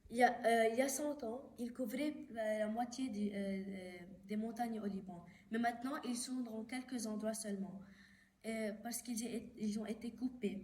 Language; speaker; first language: French; non-native, local second language; Arabic